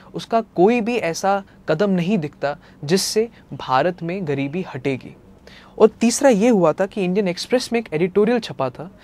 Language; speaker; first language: Hindi; native; Hindi